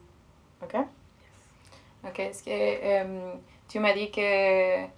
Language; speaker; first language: French; non-native, learner; Spanish